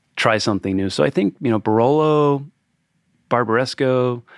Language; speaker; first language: English; native; English